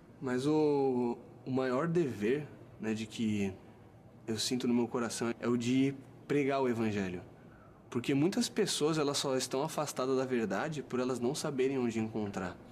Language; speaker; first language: Portuguese; native; Portuguese